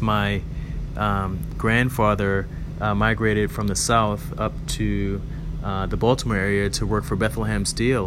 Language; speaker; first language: English; native; English